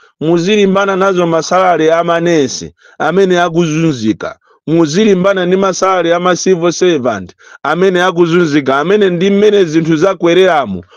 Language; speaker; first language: Nyanja; native; Nyanja